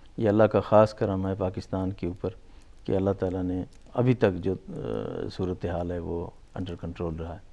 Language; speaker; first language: Urdu; non-native, local second language; Baluchi